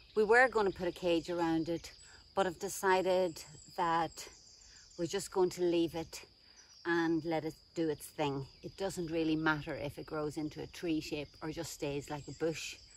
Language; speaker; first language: English; native; English